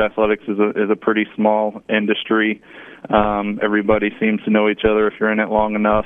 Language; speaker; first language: English; native; English